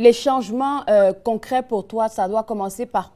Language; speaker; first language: French; native; French